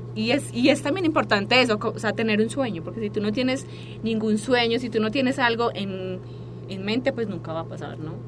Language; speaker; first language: Spanish; native; Spanish